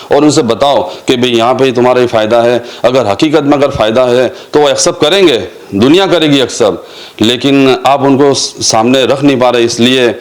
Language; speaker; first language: Hindi; non-native, local second language; Gujarati